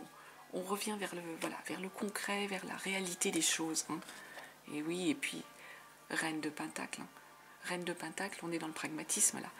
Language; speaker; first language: French; native; French